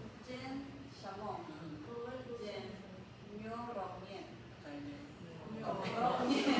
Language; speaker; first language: Chinese; non-native, learner; Filipino